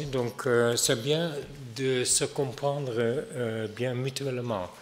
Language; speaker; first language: French; non-native, fluent; Dutch